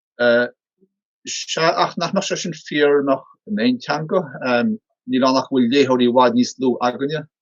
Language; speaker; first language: Irish; native; Irish